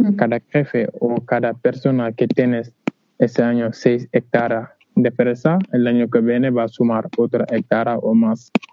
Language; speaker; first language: Spanish; non-native, learner; Wolof